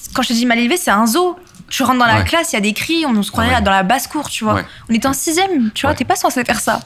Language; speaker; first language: French; native; French